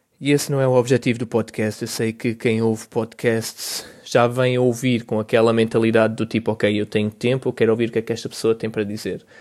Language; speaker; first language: Portuguese; native; Portuguese